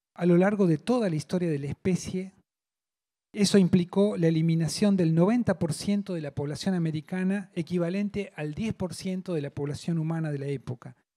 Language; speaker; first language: Spanish; native; Spanish